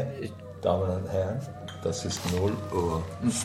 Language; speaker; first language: German; non-native, fluent; English